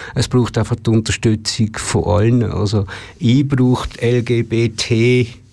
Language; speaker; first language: German; native; German